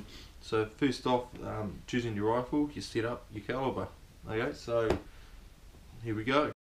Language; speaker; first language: English; native; English